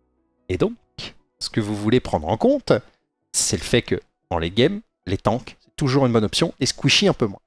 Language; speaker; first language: French; native; French